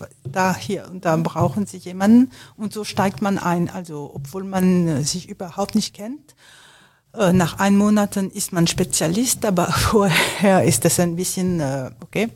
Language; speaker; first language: German; non-native, fluent; French